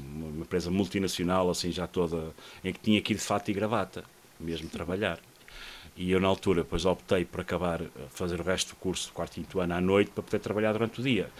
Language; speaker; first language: Portuguese; native; Portuguese